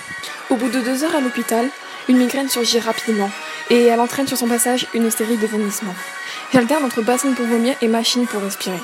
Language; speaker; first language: French; native; French